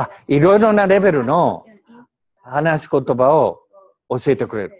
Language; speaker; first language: Japanese; native; Japanese